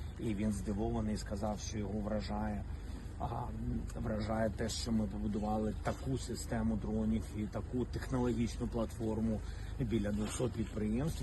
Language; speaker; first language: Ukrainian; non-native, local second language; Russian